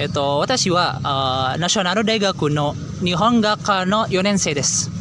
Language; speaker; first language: Japanese; non-native, learner; Indonesian